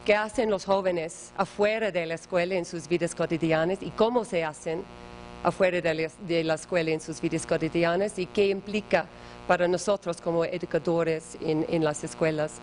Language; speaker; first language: Spanish; non-native, learner; English